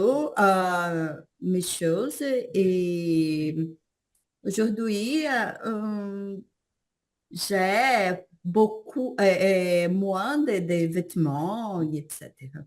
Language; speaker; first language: French; non-native, learner; Portuguese